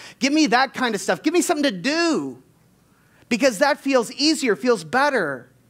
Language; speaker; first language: English; native; English